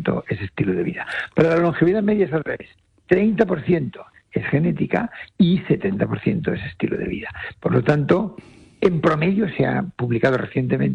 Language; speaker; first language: Spanish; native; Spanish